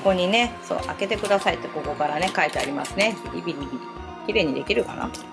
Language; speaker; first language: Japanese; native; Japanese